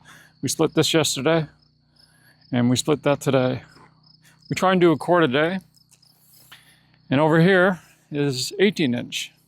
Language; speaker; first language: English; native; English